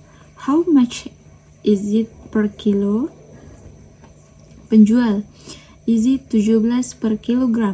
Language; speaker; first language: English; non-native, learner; Indonesian